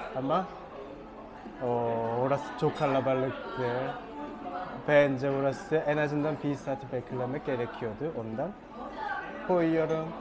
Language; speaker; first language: Turkish; non-native, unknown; Korean